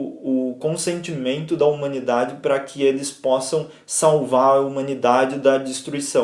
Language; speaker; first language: Portuguese; native; Portuguese